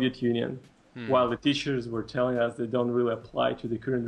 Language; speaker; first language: English; non-native, fluent; Russian